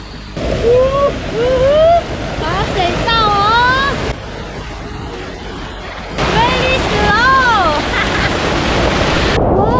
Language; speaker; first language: Chinese; native; Chinese